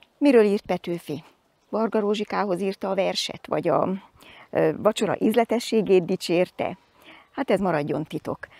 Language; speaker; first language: Hungarian; native; Hungarian